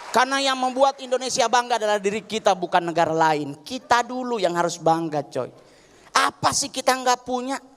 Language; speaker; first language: Indonesian; native; Indonesian